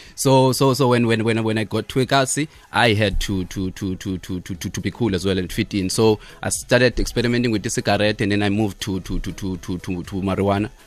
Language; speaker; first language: English; non-native, local second language; Xhosa